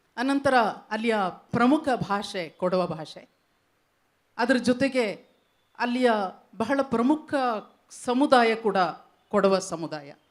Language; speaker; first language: Kannada; non-native, local second language; Kodava